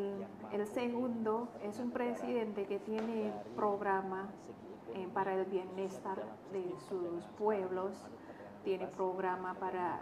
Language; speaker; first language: Spanish; non-native, fluent; Indonesian